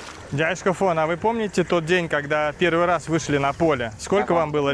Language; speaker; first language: Russian; native; Russian